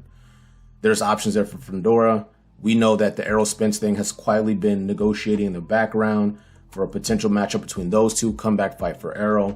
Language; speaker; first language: English; native; English